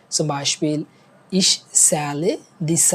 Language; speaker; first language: German; non-native, fluent; Bangla